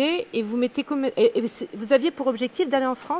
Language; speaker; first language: French; native; French